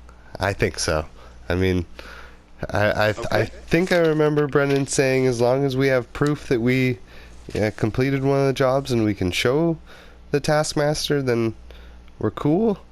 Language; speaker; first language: English; native; English